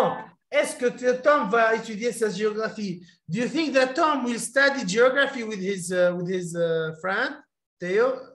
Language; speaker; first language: English; non-native, fluent; Arabic